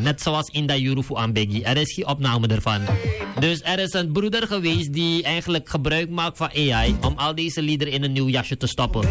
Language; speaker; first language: Dutch; native; Dutch